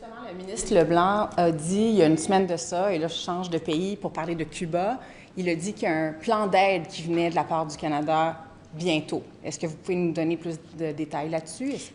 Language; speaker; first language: French; native; French